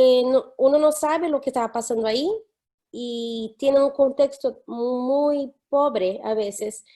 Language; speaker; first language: Spanish; non-native, fluent; English